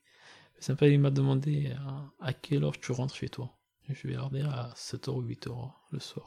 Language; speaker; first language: French; non-native, learner; Persian